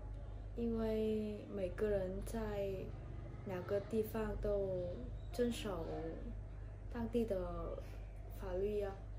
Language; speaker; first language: Chinese; non-native, learner; Vietnamese